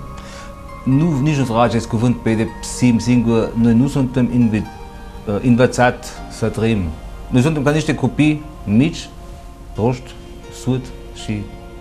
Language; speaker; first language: Romanian; non-native, fluent; German